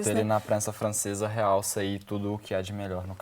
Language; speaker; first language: Portuguese; native; Portuguese